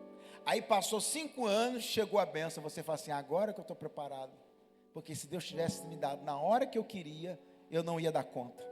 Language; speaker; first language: Portuguese; native; Portuguese